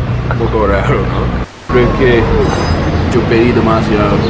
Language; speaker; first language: Spanish; non-native, fluent; English